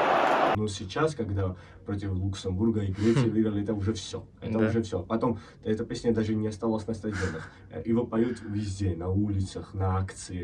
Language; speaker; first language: Russian; non-native, fluent; Georgian